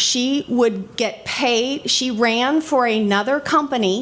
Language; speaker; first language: English; native; English